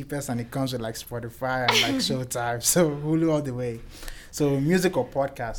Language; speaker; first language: English; non-native, local second language; Igbo